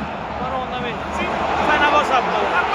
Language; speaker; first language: Italian; native; Italian